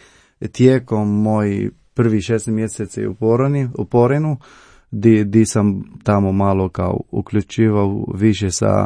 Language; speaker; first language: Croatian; non-native, learner; Arabic